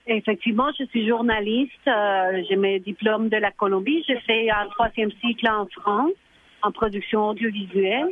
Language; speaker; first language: French; non-native, fluent; Spanish